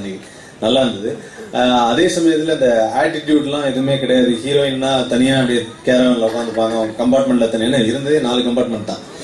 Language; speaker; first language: Tamil; native; Tamil